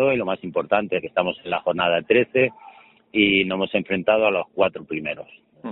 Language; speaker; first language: Spanish; native; Spanish